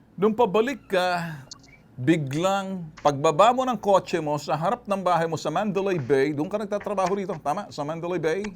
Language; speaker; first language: Filipino; native; Filipino